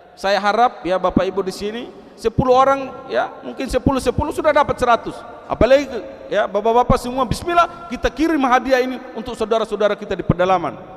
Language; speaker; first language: Indonesian; non-native, local second language; Tetum